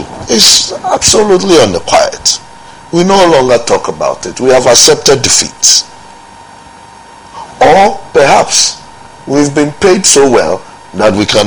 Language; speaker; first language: English; non-native, local second language; Ga